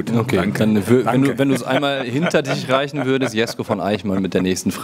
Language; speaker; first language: German; native; German